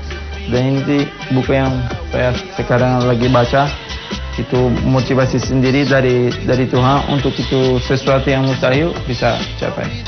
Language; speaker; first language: Indonesian; non-native, fluent; Portuguese